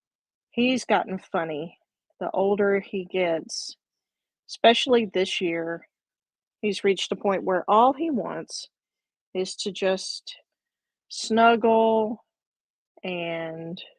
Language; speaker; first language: English; native; English